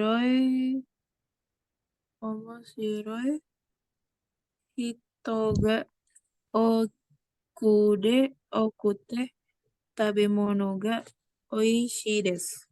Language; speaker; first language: Japanese; non-native, learner; Indonesian